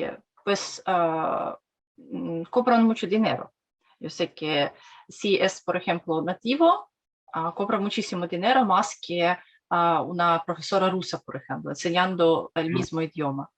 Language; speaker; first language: Spanish; non-native, learner; Russian